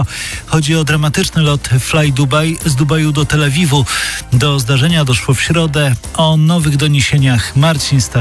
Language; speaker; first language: Polish; native; Polish